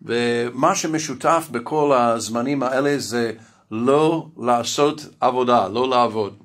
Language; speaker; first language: Hebrew; non-native, fluent; English